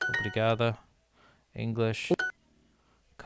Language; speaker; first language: Portuguese; non-native, learner; English